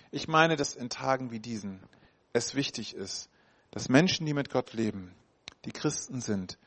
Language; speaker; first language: German; native; German